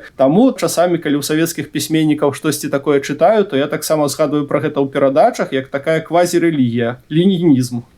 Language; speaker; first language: Belarusian; native; Belarusian